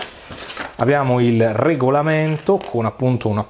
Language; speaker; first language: Italian; native; Italian